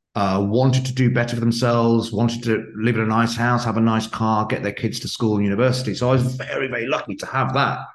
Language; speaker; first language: English; native; English